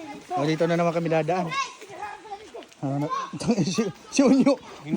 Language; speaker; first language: Filipino; non-native, local second language; Bikol